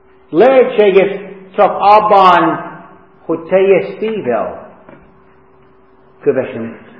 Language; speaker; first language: Hungarian; non-native, fluent; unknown